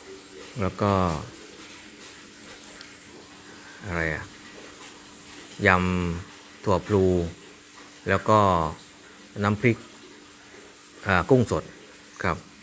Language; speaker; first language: Thai; native; Thai